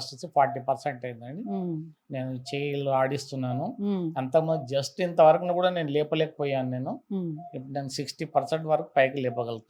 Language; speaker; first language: Telugu; native; Telugu